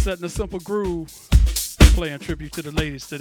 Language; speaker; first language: English; native; English